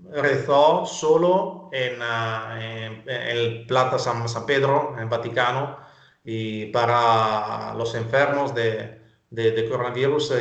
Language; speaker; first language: Spanish; non-native, fluent; Italian